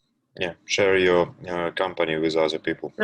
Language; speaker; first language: English; non-native, learner; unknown